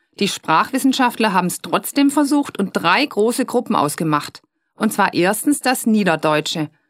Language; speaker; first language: German; native; German